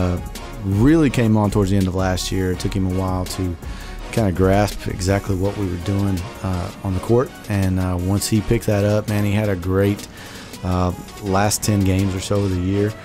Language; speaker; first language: English; native; English